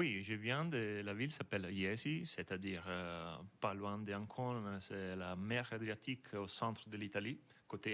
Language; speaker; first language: French; non-native, fluent; Italian